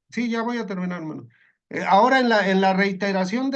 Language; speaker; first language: Spanish; native; Spanish